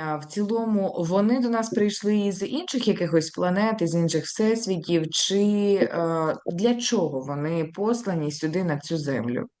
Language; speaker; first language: Ukrainian; native; Ukrainian